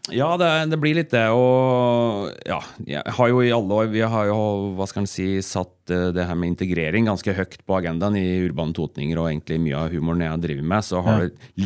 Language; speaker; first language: Norwegian; native; Norwegian